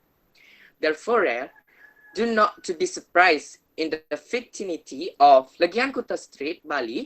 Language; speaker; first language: English; non-native, learner; Indonesian